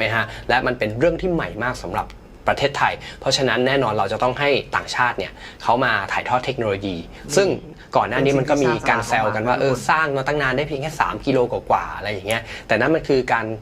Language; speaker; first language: Thai; native; Thai